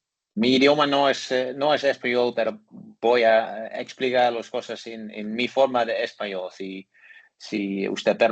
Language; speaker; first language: Spanish; non-native, learner; Dutch